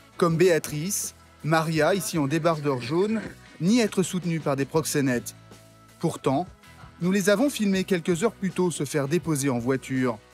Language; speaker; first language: French; native; French